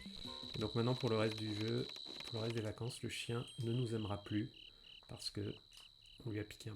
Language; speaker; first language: French; native; French